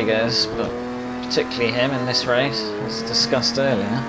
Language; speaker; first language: English; native; English